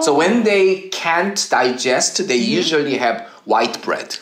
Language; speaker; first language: English; non-native, fluent; Korean